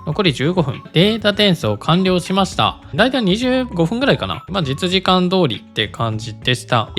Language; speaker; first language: Japanese; native; Japanese